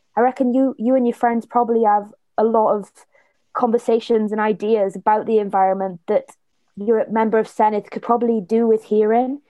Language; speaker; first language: English; native; English